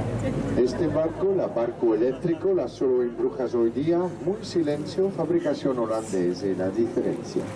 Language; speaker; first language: Spanish; non-native, learner; Dutch